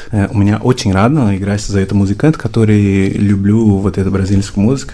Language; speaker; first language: Russian; non-native, learner; Portuguese